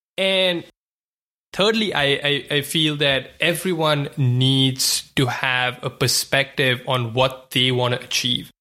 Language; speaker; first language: English; non-native, local second language; Hindi